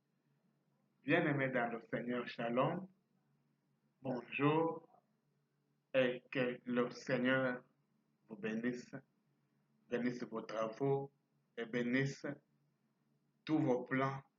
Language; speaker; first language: French; non-native, fluent; Portuguese